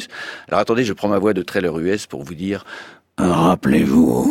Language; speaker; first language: French; native; French